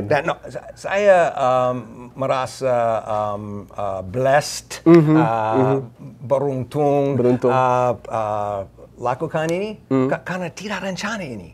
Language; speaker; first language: Indonesian; non-native, learner; English